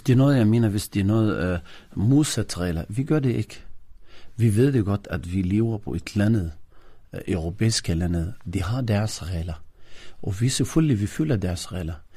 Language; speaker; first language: Danish; non-native, fluent; Arabic